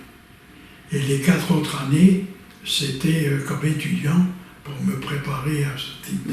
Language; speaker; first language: French; native; French